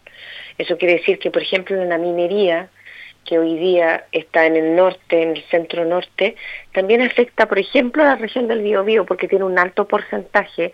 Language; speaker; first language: Spanish; native; Spanish